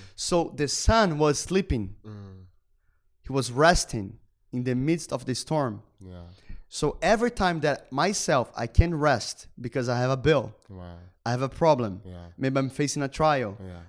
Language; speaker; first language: English; non-native, fluent; Portuguese